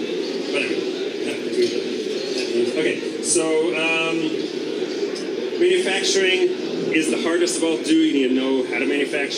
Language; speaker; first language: English; native; English